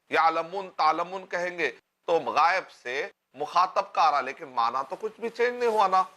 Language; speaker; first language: Urdu; native; Urdu